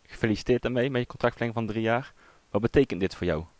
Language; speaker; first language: Dutch; native; Dutch